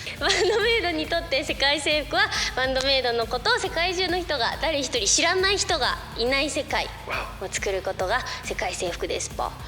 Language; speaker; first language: Japanese; native; Japanese